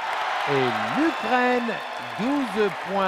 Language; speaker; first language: French; non-native, fluent; Turkish